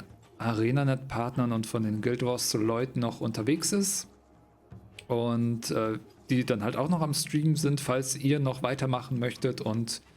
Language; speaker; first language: German; native; German